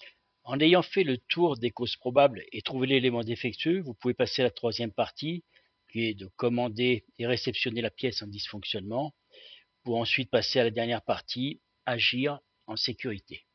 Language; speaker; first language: French; native; French